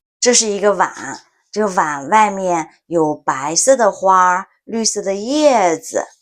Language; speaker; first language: Chinese; native; Chinese